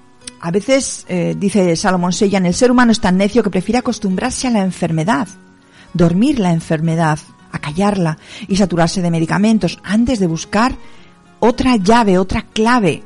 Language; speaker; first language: Spanish; native; Spanish